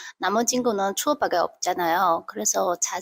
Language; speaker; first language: Korean; non-native, local second language; Chinese